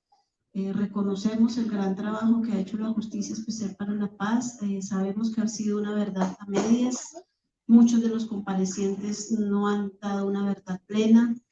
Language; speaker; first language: Spanish; native; Spanish